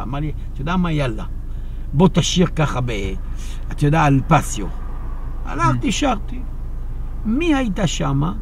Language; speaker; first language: Hebrew; non-native, fluent; French